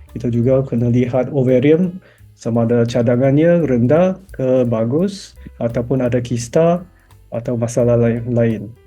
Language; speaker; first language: Malay; non-native, local second language; Chinese